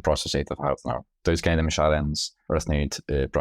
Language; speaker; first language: Welsh; non-native, local second language; English